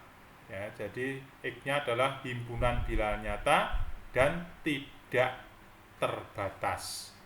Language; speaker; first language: Indonesian; native; Indonesian